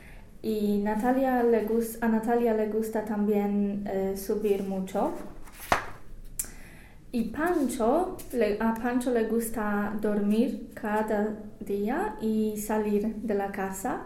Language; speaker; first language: Spanish; non-native, learner; English